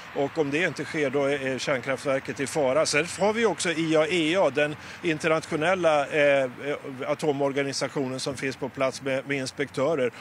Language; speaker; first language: Swedish; native; Swedish